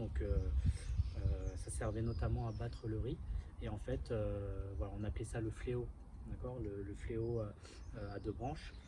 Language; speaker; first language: French; native; French